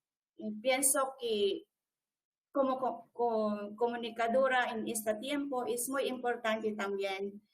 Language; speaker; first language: Spanish; non-native, learner; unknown